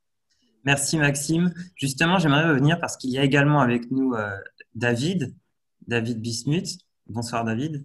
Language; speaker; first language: French; native; French